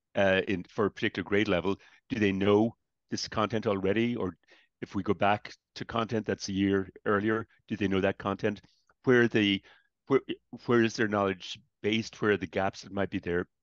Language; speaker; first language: English; native; English